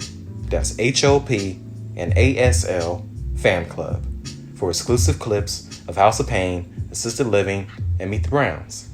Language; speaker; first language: English; native; English